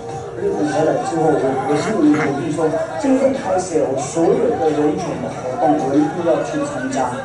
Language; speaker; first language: Chinese; non-native, fluent; Tibetan